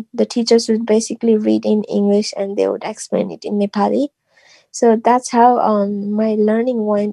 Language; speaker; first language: English; non-native, local second language; Nepali